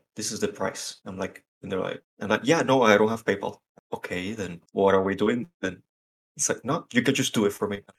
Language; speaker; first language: English; non-native, fluent; Spanish